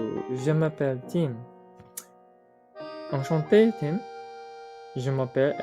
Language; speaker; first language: French; non-native, learner; English